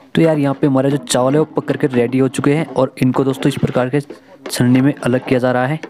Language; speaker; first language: Hindi; native; Hindi